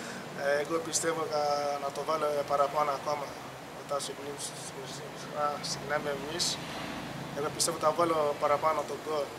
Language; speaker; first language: Greek; non-native, learner; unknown